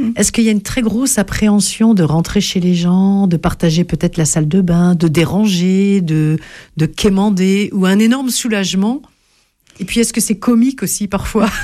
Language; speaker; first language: French; native; French